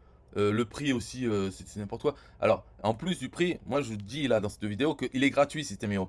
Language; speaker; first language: French; native; French